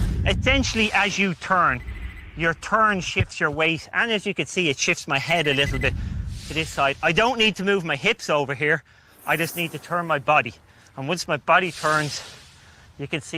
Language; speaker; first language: English; native; English